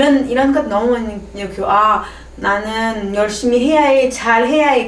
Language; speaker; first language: Korean; non-native, learner; French